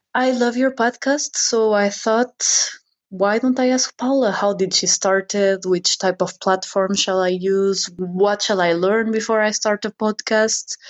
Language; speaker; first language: English; non-native, fluent; Portuguese